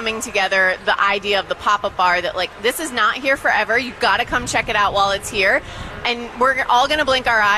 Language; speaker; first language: English; native; English